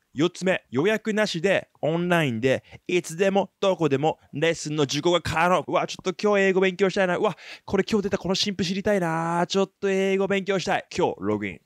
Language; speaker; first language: Japanese; native; Japanese